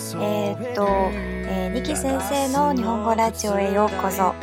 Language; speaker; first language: Japanese; non-native, fluent; Chinese